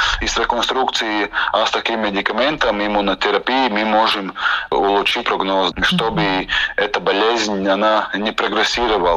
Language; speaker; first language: Russian; non-native, local second language; Latvian